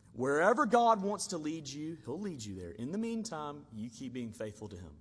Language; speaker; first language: English; native; English